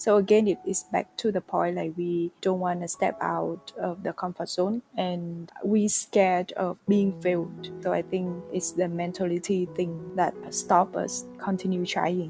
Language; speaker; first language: English; non-native, fluent; Vietnamese